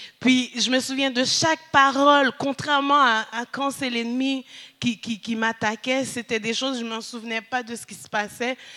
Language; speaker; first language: French; early bilingual, other home language; Haitian Creole